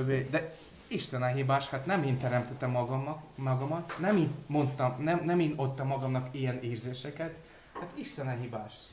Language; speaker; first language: Hungarian; non-native, learner; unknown